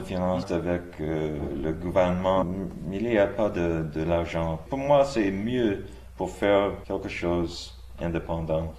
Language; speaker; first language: French; non-native, learner; English